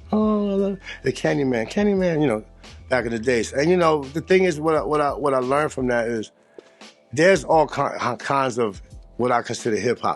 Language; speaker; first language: English; native; English